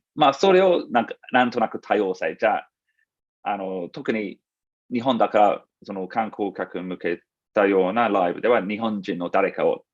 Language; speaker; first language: Japanese; non-native, fluent; English